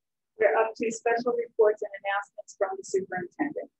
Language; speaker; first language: English; native; English